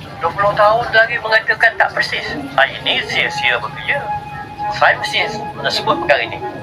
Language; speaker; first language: Malay; native; Malay